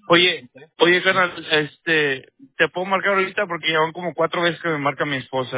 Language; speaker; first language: Spanish; native; Spanish